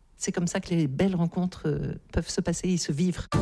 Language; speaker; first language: French; native; French